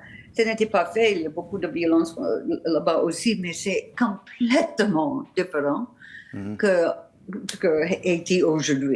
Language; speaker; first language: French; non-native, learner; English